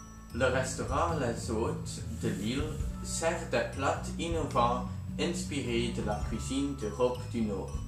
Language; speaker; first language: French; non-native, learner; Dutch